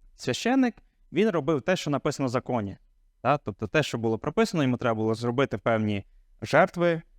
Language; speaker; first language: Ukrainian; non-native, local second language; Hungarian